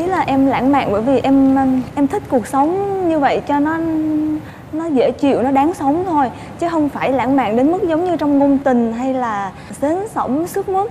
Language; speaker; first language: Vietnamese; native; Vietnamese